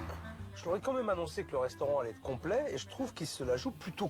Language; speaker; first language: French; native; French